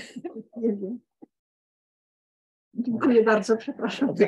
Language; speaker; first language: Polish; early bilingual, heritage; Polish